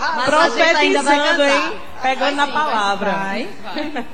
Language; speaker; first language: Portuguese; native; Portuguese